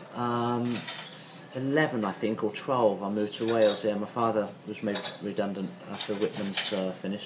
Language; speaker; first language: English; native; English